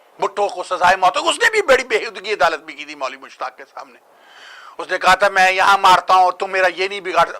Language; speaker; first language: Urdu; native; Urdu